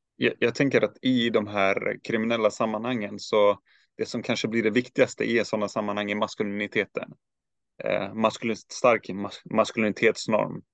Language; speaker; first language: Swedish; early bilingual, other home language; Turkish